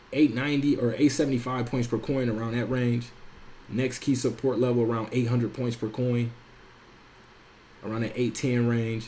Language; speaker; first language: English; native; English